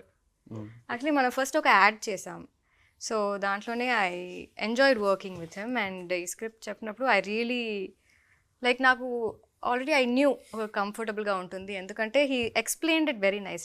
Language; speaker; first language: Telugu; non-native, local second language; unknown